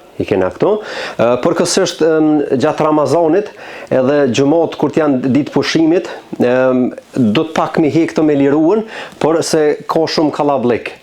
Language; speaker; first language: Albanian; native; Albanian